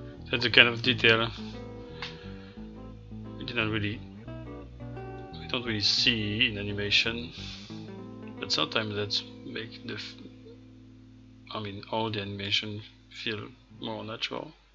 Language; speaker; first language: English; non-native, fluent; French